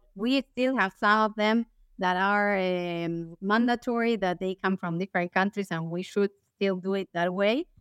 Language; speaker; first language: English; non-native, fluent; Spanish